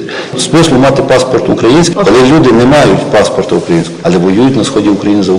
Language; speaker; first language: Ukrainian; native; Ukrainian